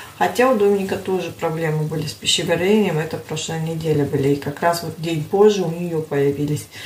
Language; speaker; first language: Russian; early bilingual, heritage; Russian